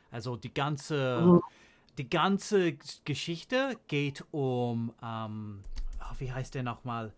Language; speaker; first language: German; non-native, learner; English